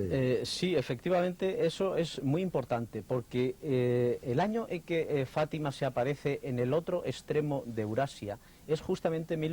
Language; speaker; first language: Spanish; native; Spanish